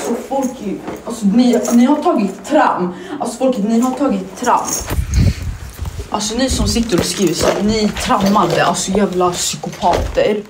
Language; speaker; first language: Swedish; native; Swedish